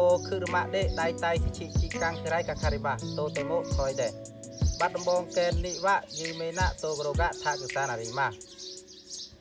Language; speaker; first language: Japanese; non-native, learner; Khmer